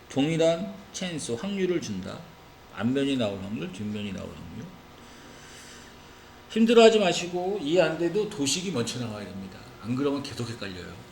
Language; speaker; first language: Korean; native; Korean